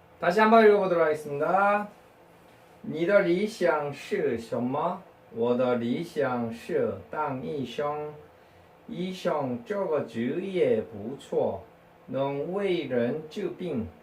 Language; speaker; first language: Chinese; non-native, fluent; Korean